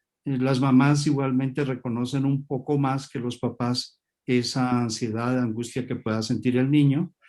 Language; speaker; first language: Spanish; native; Spanish